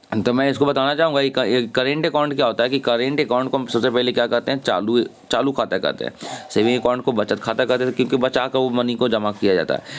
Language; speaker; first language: Hindi; native; Hindi